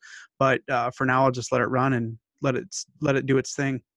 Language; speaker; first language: English; native; English